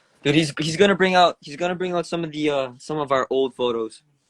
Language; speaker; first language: English; early bilingual, other home language; Korean